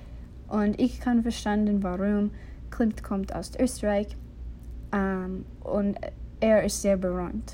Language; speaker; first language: German; non-native, learner; English